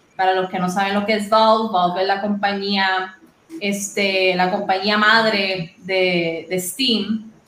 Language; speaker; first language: Spanish; native; Spanish